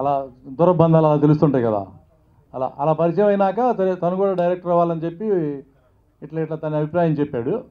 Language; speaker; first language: Telugu; native; Telugu